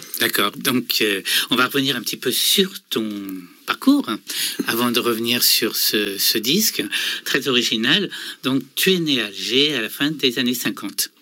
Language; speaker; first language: French; native; French